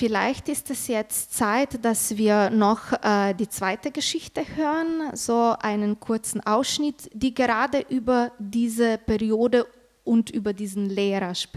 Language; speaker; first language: German; non-native, fluent; Slovenian